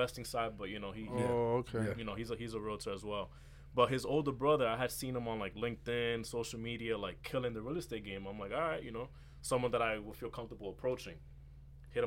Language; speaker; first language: English; native; English